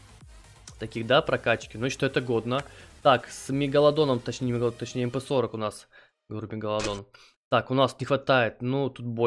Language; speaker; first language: Russian; native; Russian